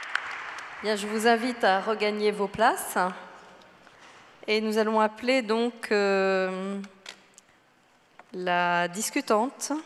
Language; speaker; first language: French; native; French